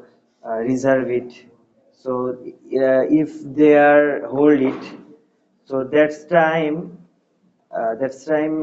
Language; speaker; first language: English; non-native, learner; Bangla